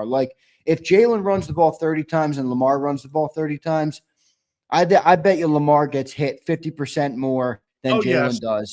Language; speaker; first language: English; native; English